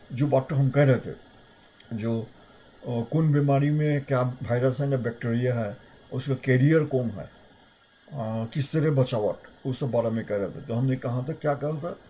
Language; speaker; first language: Hindi; native; Hindi